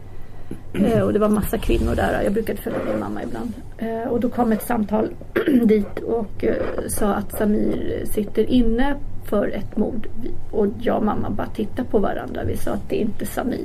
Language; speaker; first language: Swedish; early bilingual, other home language; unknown